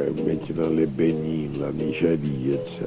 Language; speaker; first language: French; non-native, fluent; Portuguese